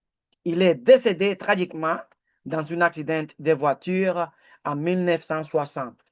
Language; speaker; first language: French; non-native, learner; Spanish